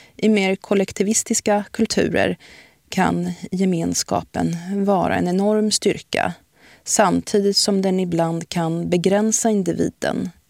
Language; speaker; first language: Swedish; early bilingual, other home language; Arabic